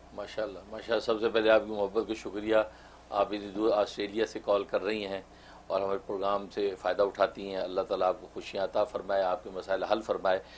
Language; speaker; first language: Urdu; non-native, local second language; Kashmiri